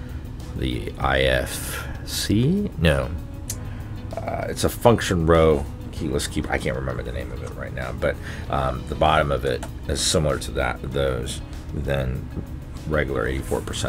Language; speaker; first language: English; native; English